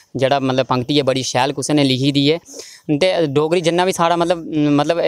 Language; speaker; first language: Hindi; native; Hindi